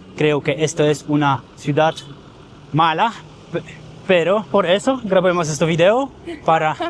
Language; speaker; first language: Spanish; non-native, learner; Polish